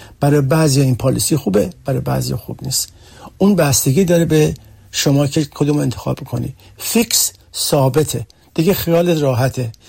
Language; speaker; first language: Persian; early bilingual, heritage; Persian